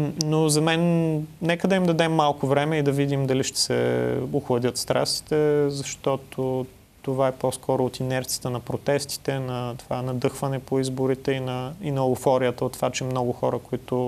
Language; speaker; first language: Bulgarian; native; Bulgarian